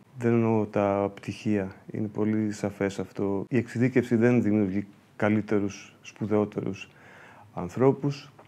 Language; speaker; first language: Greek; early bilingual, heritage; Greek